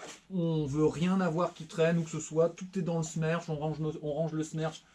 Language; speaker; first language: French; native; French